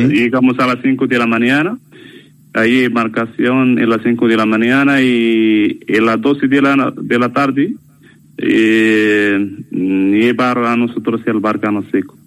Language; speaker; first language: Spanish; non-native, learner; Arabic